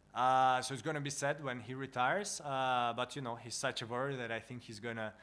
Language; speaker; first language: English; non-native, fluent; Russian